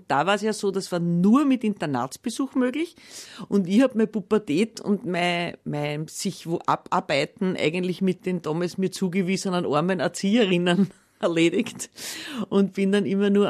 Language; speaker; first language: German; native; German